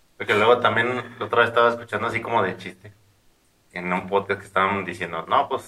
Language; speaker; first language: Spanish; native; Spanish